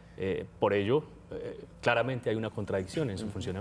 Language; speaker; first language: Spanish; native; Spanish